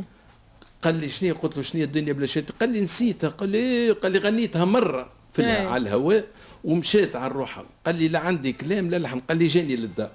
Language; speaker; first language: Arabic; native; Arabic